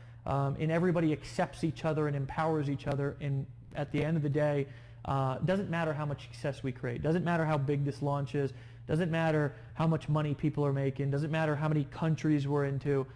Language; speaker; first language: English; native; English